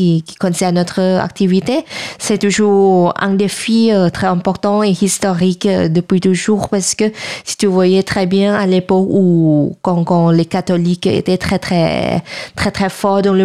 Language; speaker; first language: French; non-native, fluent; Thai